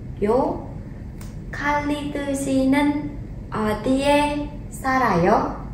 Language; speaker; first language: Korean; non-native, fluent; Vietnamese